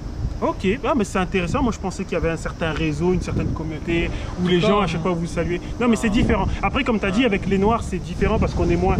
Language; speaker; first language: French; native; French